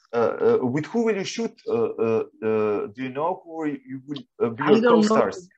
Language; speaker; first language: English; non-native, fluent; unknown